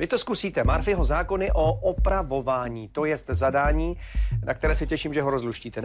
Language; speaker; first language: Czech; native; Czech